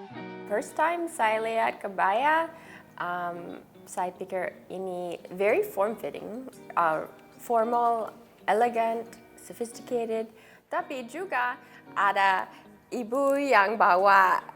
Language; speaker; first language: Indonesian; non-native, learner; English